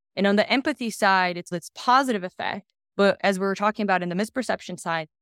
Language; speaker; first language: English; non-native, fluent; Portuguese